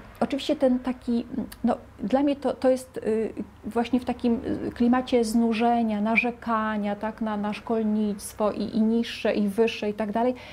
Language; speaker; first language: Polish; native; Polish